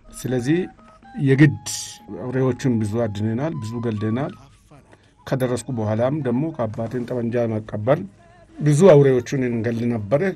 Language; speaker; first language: Amharic; non-native, local second language; Oromo